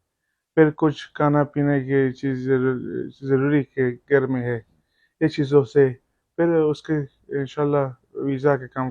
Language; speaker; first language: Hindi; non-native, learner; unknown